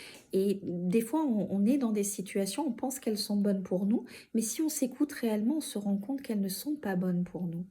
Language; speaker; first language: French; native; French